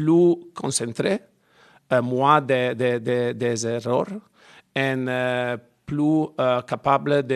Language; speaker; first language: French; non-native, learner; Italian